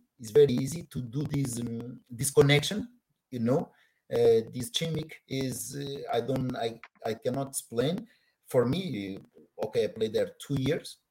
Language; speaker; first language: English; non-native, learner; Portuguese